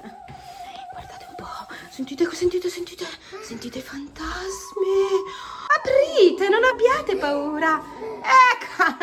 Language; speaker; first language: Italian; native; Italian